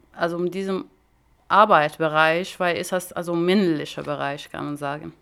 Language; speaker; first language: German; non-native, learner; Arabic